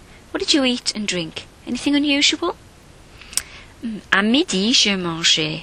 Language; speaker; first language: English; native; English